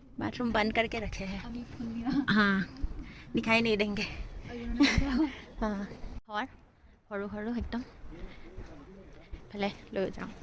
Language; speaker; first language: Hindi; non-native, local second language; Assamese